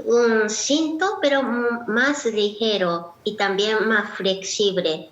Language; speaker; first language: Spanish; non-native, learner; Japanese